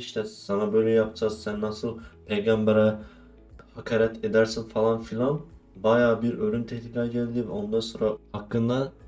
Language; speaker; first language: Turkish; non-native, fluent; Azerbaijani